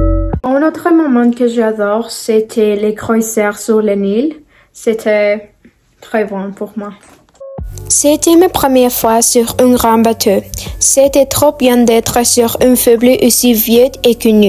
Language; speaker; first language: French; non-native, learner; Spanish